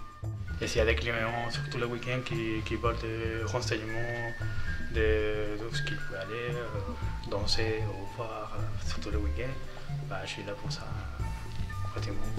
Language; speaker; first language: French; non-native, fluent; Spanish